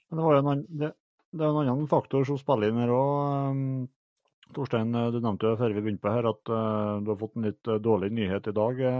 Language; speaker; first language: Norwegian; native; Norwegian